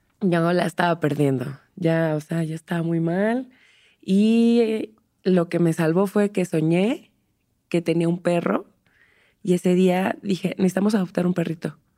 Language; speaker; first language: Spanish; native; Spanish